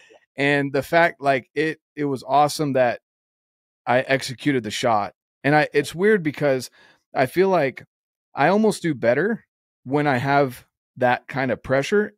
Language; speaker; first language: English; native; English